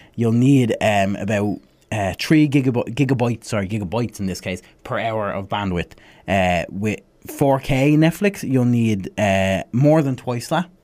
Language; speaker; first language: English; native; English